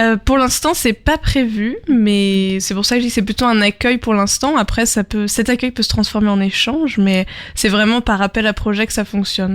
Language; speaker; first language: French; native; French